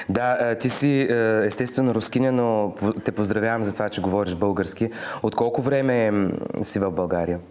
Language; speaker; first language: Bulgarian; native; Bulgarian